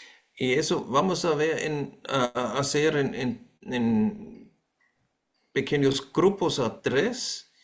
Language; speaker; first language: Spanish; non-native, fluent; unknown